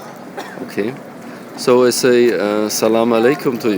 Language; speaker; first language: English; non-native, learner; German